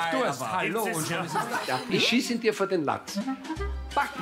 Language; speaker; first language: German; native; German